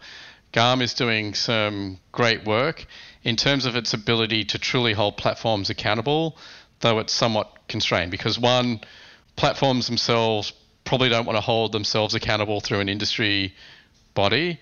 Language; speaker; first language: English; native; English